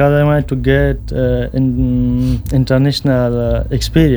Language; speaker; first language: English; non-native, local second language; Pashto